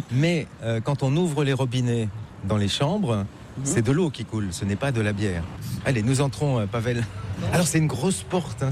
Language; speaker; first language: French; native; French